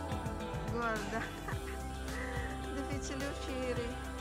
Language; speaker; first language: Italian; non-native, fluent; Filipino